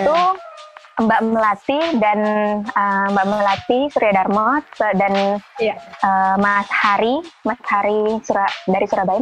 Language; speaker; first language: Indonesian; native; Indonesian